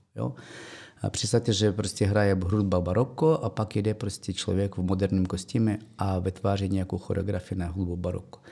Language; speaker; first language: Czech; non-native, fluent; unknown